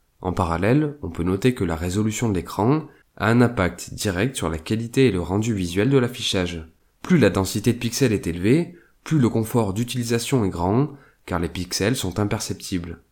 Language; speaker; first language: French; native; French